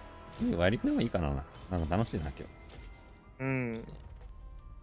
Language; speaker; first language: Japanese; native; Japanese